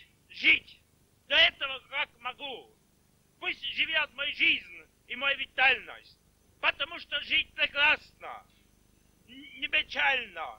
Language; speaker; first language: Russian; non-native, local second language; Estonian